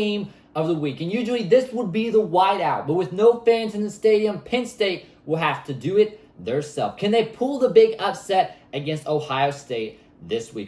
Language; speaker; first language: English; native; English